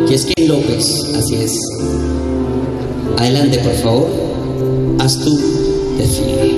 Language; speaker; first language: Spanish; native; Spanish